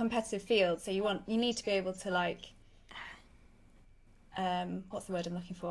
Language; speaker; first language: English; native; English